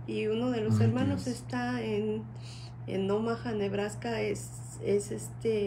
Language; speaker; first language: Spanish; native; Spanish